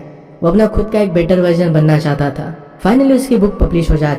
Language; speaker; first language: Hindi; native; Hindi